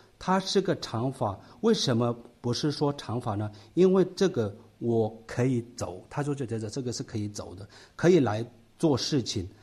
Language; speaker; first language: Chinese; non-native, local second language; Tibetan